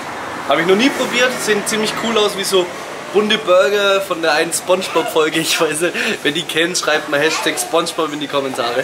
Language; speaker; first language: German; native; German